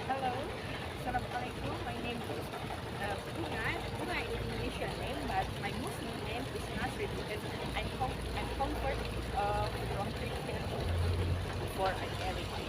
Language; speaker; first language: English; non-native, learner; Indonesian